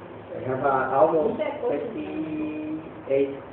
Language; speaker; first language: English; non-native, learner; Spanish